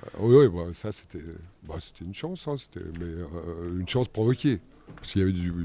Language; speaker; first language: French; native; French